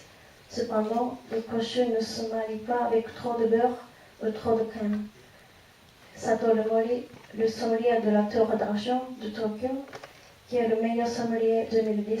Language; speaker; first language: French; non-native, fluent; Japanese